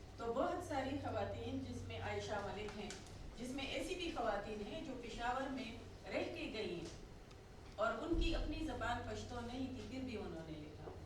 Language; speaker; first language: Urdu; non-native, local second language; Pashto